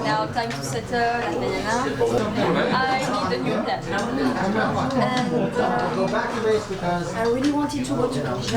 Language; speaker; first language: English; non-native, fluent; French